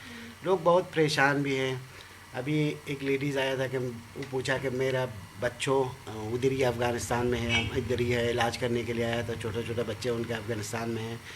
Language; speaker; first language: Hindi; non-native, learner; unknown